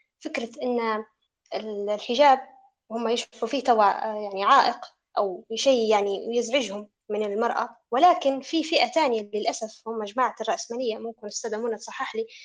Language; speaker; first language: Arabic; native; Arabic